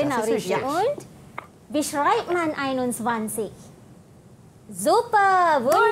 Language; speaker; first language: German; non-native, fluent; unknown